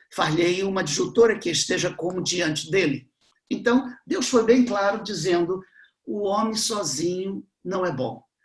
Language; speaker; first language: Portuguese; native; Portuguese